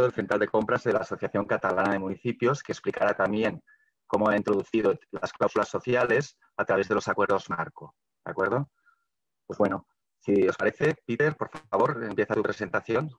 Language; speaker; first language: Spanish; native; Spanish